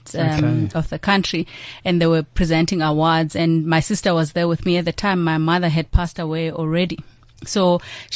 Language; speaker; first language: English; non-native, local second language; Xhosa